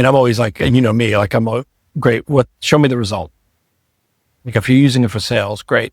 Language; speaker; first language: English; native; English